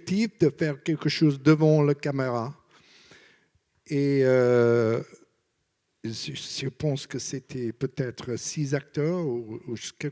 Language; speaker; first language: French; non-native, learner; English